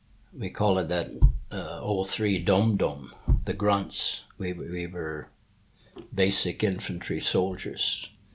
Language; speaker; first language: English; native; English